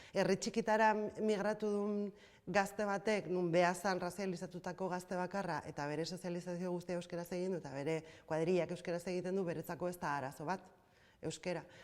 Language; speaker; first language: Basque; native; Basque